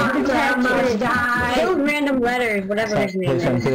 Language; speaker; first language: English; native; English